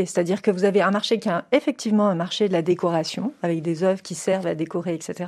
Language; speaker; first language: French; native; French